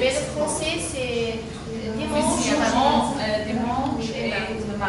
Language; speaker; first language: French; non-native, learner; Arabic